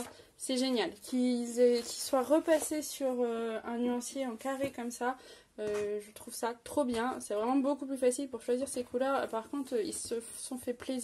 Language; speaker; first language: French; native; French